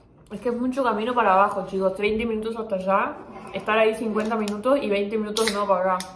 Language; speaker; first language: Spanish; early bilingual, heritage; Spanish